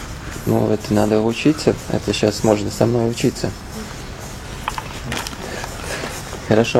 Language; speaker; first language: Russian; non-native, fluent; Latvian